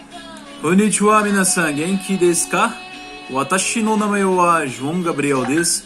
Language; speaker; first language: Japanese; non-native, learner; Portuguese